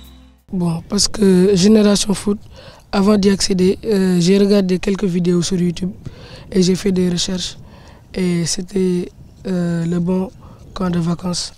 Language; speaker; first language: French; non-native, local second language; Wolof